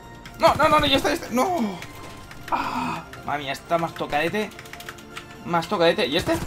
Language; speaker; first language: Spanish; native; Spanish